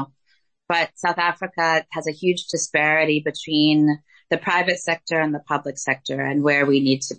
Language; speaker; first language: English; native; English